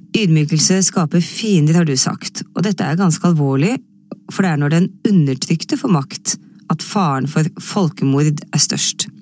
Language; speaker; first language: Norwegian; native; Norwegian